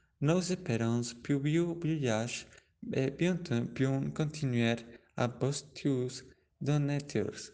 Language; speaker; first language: French; non-native, learner; Spanish